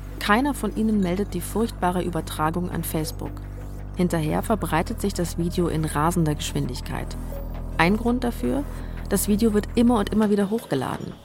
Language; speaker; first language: German; native; German